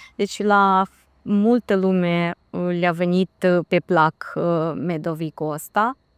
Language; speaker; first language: Romanian; native; Romanian